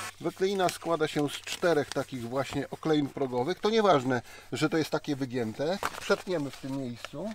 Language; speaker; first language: Polish; native; Polish